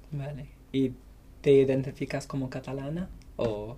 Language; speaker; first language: Spanish; non-native, learner; English